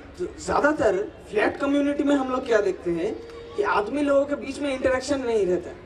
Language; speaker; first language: Hindi; non-native, local second language; Bangla